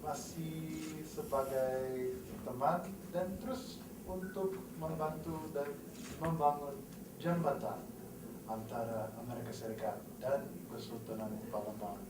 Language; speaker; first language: Indonesian; non-native, fluent; English